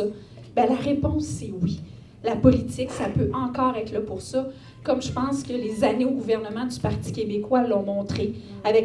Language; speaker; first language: French; native; French